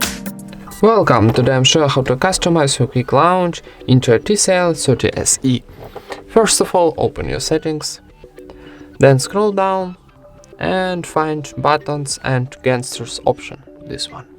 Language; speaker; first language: English; non-native, fluent; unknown